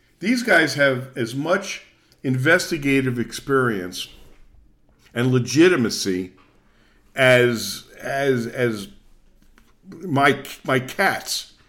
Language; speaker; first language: English; native; English